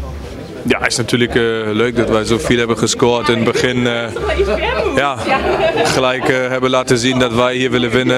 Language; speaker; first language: Dutch; non-native, fluent; German